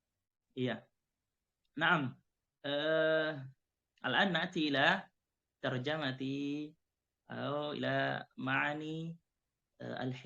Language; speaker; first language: Arabic; non-native, fluent; Indonesian